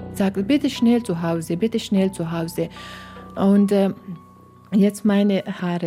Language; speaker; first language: German; non-native, learner; Persian